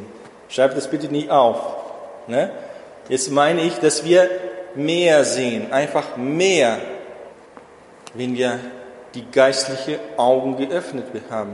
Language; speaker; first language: German; non-native, fluent; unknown